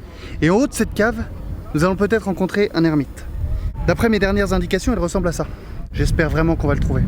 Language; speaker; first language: French; native; French